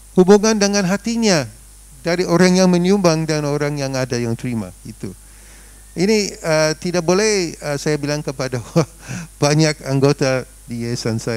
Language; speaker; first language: Indonesian; non-native, fluent; English